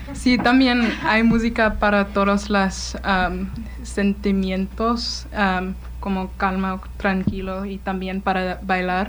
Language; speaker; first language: Spanish; non-native, learner; English